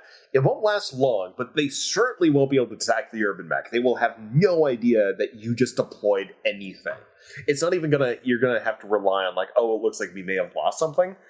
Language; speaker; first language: English; native; English